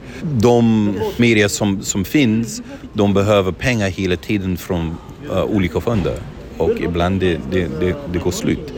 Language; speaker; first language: Swedish; non-native, fluent; English